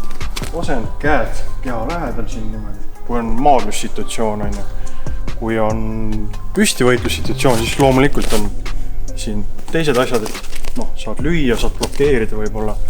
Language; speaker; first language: Estonian; native; Estonian